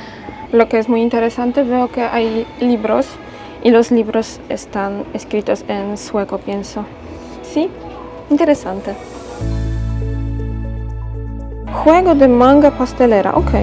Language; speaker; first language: Spanish; non-native, fluent; Polish